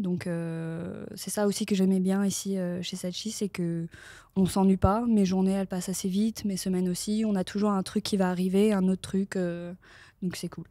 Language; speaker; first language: French; native; French